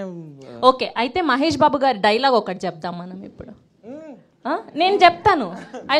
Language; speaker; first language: Telugu; native; Telugu